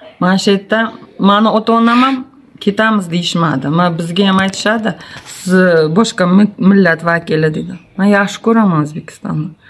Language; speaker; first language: Uzbek; non-native, local second language; Tatar